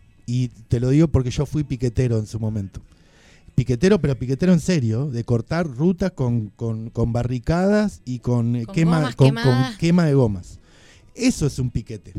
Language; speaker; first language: Spanish; native; Spanish